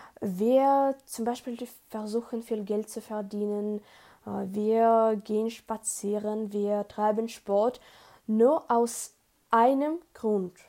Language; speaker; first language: German; non-native, learner; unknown